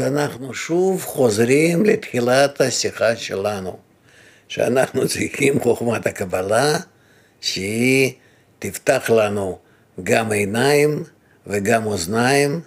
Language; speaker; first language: Hebrew; non-native, fluent; Russian